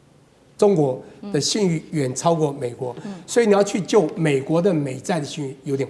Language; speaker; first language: Chinese; native; Chinese